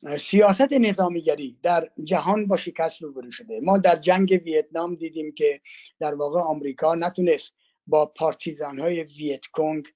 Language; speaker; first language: Persian; native; Persian